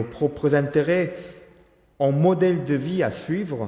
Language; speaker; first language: French; non-native, fluent; Korean